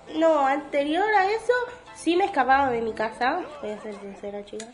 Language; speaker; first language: Spanish; native; Spanish